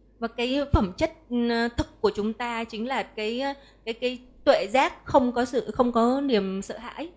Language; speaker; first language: Vietnamese; native; Vietnamese